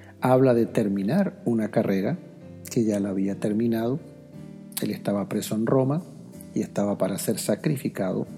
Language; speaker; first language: Spanish; native; Spanish